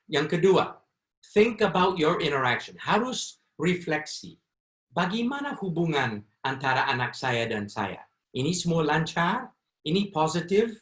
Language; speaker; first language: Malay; non-native, fluent; English